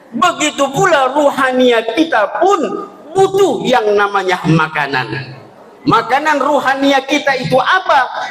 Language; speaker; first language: Indonesian; native; Indonesian